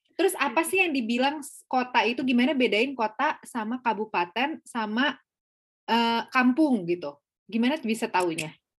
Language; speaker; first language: Indonesian; native; Indonesian